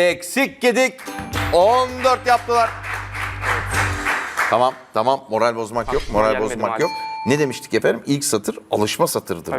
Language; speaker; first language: Turkish; native; Turkish